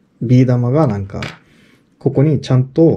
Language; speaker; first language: Japanese; non-native, fluent; English